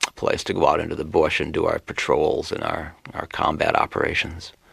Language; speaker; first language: English; native; English